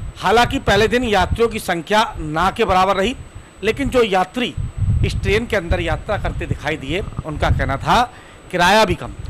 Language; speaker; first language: Hindi; native; Hindi